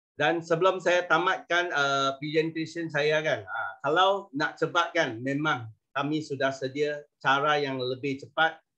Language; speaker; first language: Malay; non-native, local second language; Chinese